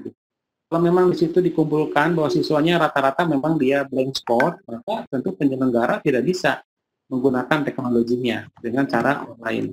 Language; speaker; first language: Indonesian; native; Indonesian